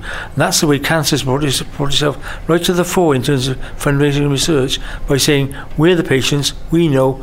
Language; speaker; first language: English; native; English